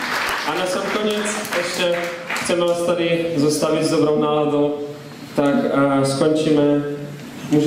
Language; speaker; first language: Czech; non-native, learner; Ukrainian